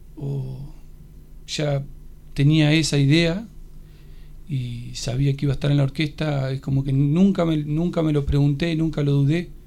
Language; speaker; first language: Spanish; native; Spanish